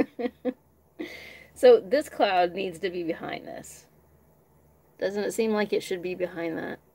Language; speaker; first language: English; native; English